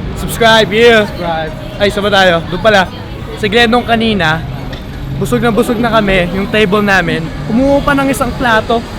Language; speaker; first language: Filipino; native; Filipino